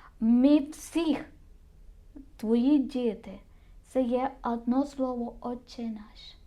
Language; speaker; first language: Ukrainian; non-native, learner; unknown